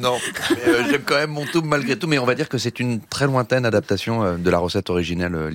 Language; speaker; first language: French; native; French